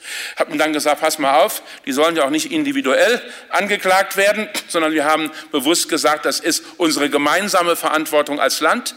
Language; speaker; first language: German; native; German